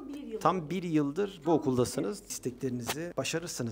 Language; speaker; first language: Turkish; native; Turkish